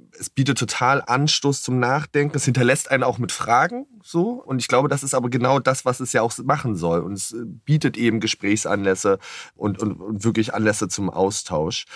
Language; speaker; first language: German; native; German